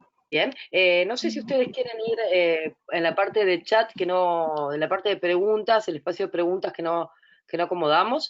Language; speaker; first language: Spanish; native; Spanish